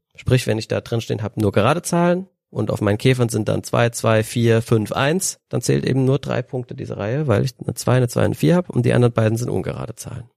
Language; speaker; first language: German; native; German